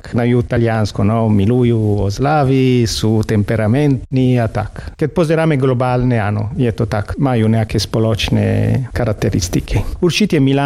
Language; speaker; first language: Slovak; non-native, learner; Italian